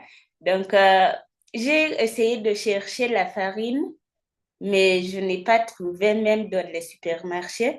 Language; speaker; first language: French; non-native, fluent; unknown